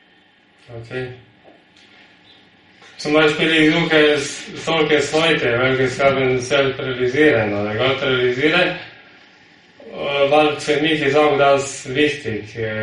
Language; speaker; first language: German; non-native, learner; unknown